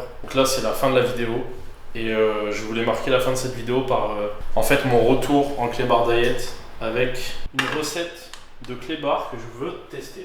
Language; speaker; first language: French; native; French